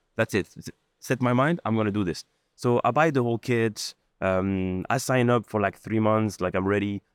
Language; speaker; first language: English; non-native, fluent; Arabic